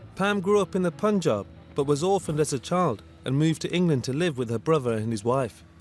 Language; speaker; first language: English; native; English